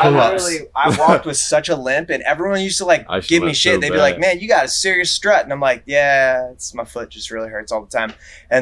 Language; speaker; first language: English; native; English